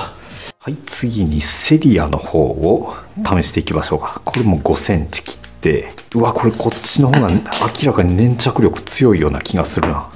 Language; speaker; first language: Japanese; native; Japanese